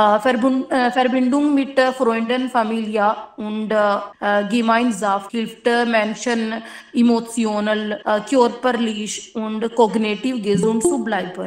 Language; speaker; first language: German; non-native, learner; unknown